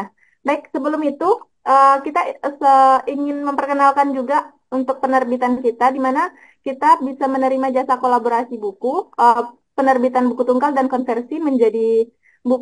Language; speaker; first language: Indonesian; native; Indonesian